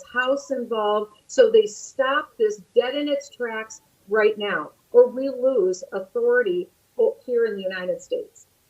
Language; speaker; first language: English; native; English